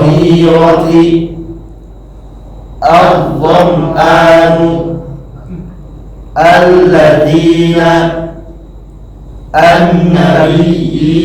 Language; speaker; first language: Arabic; non-native, learner; Indonesian